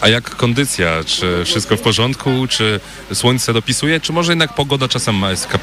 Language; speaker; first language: Polish; native; Polish